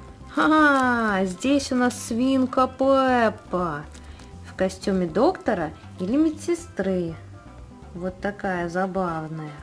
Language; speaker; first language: Russian; native; Russian